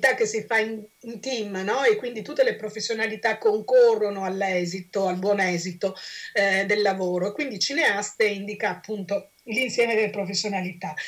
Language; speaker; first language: Italian; native; Italian